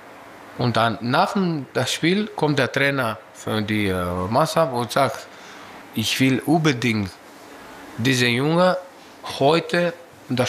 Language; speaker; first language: German; non-native, learner; Greek